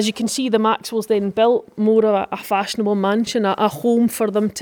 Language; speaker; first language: English; native; English